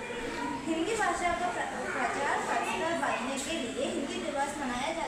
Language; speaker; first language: Hindi; non-native, local second language; Telugu